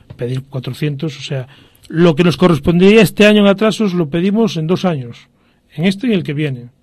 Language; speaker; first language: Spanish; non-native, local second language; Galician